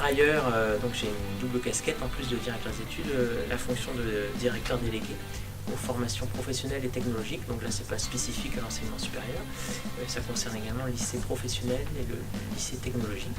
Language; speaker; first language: French; native; French